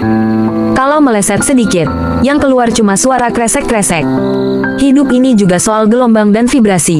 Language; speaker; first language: Indonesian; native; Indonesian